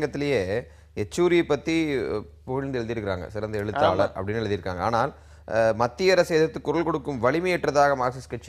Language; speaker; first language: Tamil; native; Tamil